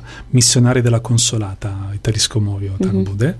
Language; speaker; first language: Polish; non-native, learner; Italian